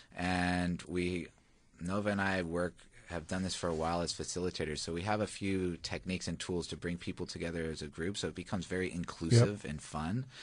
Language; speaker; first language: English; native; English